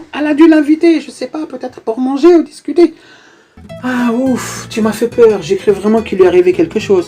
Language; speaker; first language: French; native; French